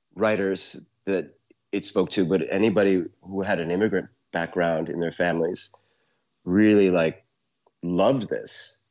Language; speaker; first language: English; native; English